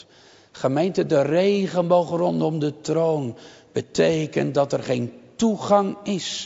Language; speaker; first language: Dutch; native; Dutch